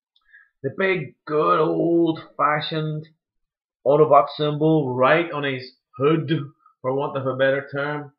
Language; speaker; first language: English; native; English